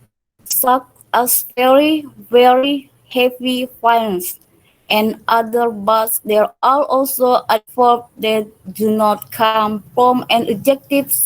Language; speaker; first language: English; non-native, learner; Indonesian